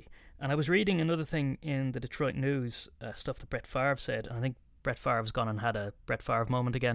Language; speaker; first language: English; native; English